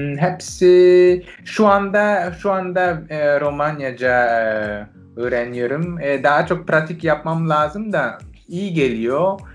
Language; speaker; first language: Turkish; non-native, fluent; French